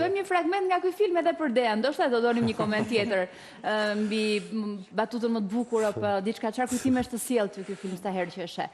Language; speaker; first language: Albanian; native; Albanian